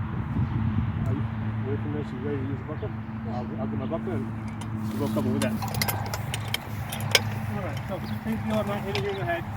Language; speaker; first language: English; native; English